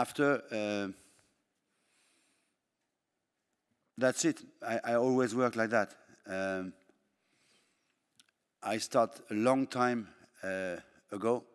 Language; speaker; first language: English; non-native, fluent; French